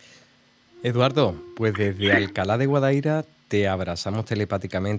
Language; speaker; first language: Spanish; native; Spanish